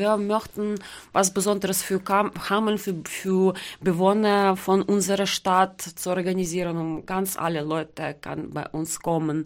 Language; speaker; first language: German; non-native, learner; Ukrainian